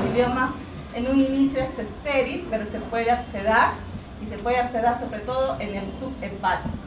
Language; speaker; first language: Spanish; native; Spanish